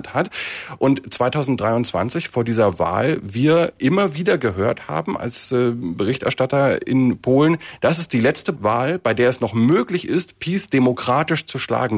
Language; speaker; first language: German; native; German